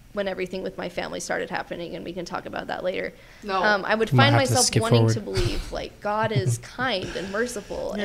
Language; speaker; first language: English; native; English